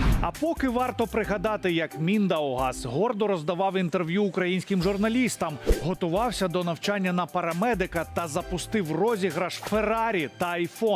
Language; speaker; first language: Ukrainian; native; Ukrainian